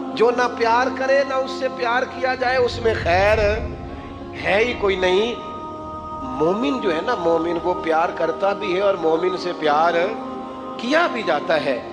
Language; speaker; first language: Urdu; non-native, local second language; Punjabi